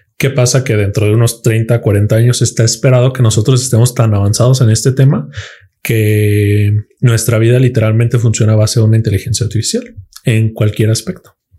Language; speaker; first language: Spanish; native; Spanish